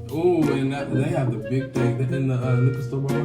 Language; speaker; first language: English; native; English